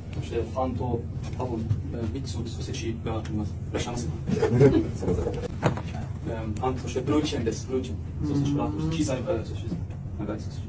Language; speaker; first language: Japanese; non-native, learner; German